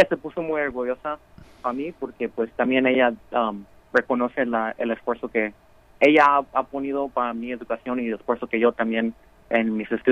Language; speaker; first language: Spanish; early bilingual, heritage; Spanish